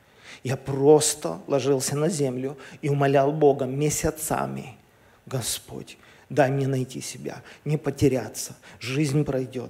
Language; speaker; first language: Russian; native; Russian